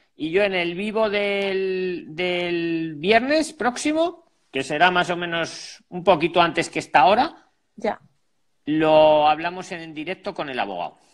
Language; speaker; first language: Spanish; native; Spanish